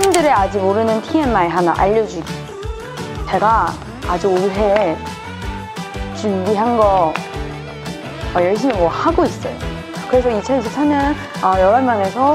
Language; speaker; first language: Korean; non-native, learner; Chinese